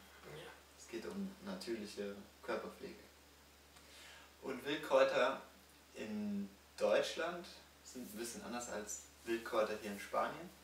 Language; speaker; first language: German; native; German